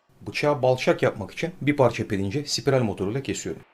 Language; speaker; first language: Turkish; native; Turkish